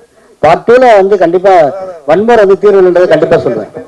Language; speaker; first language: Tamil; native; Tamil